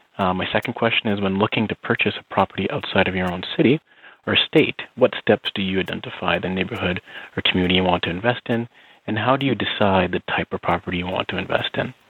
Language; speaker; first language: English; native; English